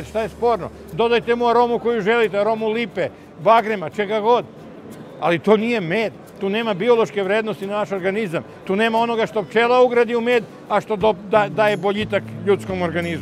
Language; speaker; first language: Serbian; native; Serbian